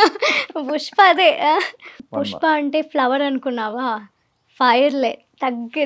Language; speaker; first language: Telugu; non-native, learner; Malayalam